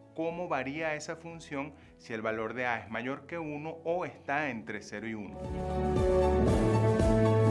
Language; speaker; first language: Spanish; native; Spanish